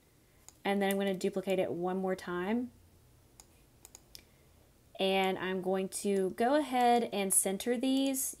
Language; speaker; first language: English; native; English